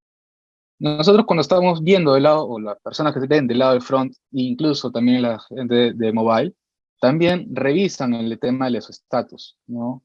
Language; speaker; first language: Spanish; native; Spanish